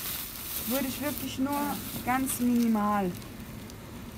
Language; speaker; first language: German; native; German